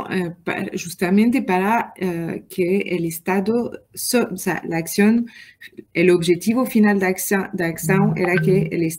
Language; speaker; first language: Portuguese; non-native, learner; French